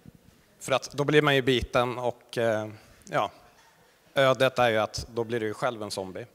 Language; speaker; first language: Swedish; native; Swedish